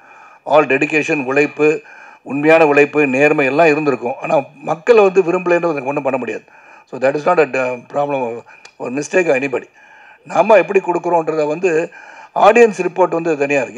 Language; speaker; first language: Tamil; native; Tamil